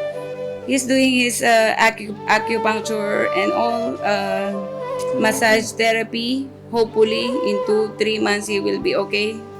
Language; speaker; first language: English; non-native, local second language; Filipino